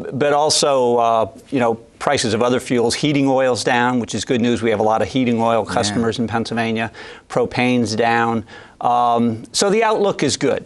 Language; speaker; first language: English; native; English